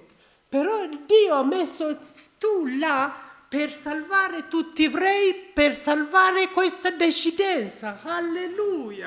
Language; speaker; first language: Italian; non-native, learner; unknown